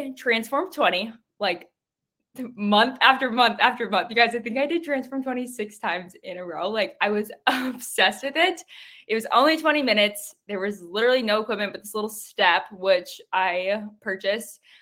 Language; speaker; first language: English; native; English